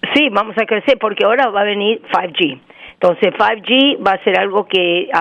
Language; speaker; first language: Spanish; native; Spanish